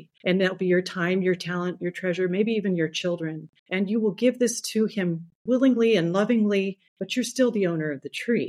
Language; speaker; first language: English; native; English